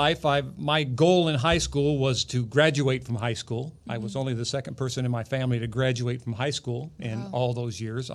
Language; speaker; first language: English; native; English